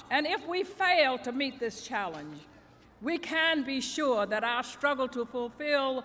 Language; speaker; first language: English; native; English